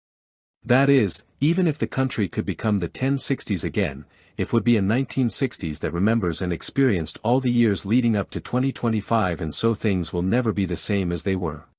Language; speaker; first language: English; native; English